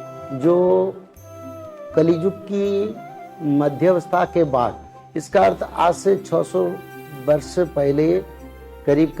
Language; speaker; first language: Hindi; non-native, local second language; Odia